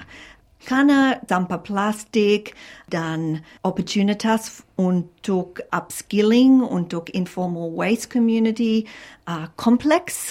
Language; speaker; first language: Indonesian; non-native, fluent; English